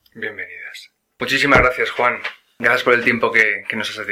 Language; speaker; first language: Spanish; native; Spanish